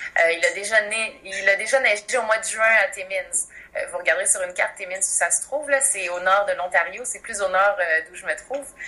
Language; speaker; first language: French; native; French